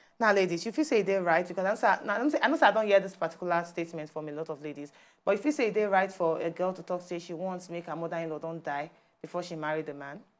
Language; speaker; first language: Nigerian Pidgin; native; Nigerian Pidgin